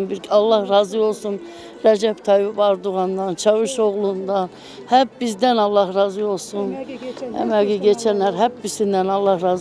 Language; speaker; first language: Turkish; early bilingual, heritage; Turkish